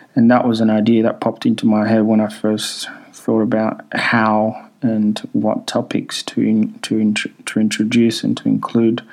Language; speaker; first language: English; early bilingual, other home language; Swahili